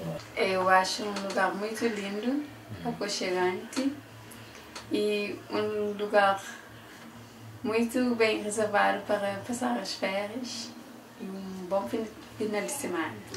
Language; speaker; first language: Portuguese; non-native, local second language; Kabuverdianu